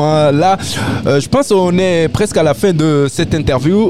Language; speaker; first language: French; native; French